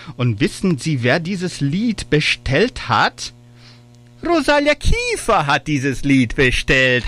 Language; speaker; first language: German; early bilingual, heritage; German